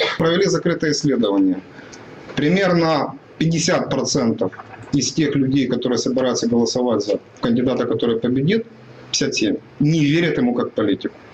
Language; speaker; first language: Russian; non-native, local second language; Ukrainian